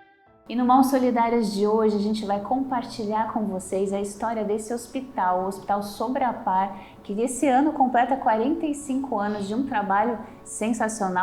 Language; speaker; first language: Portuguese; native; Portuguese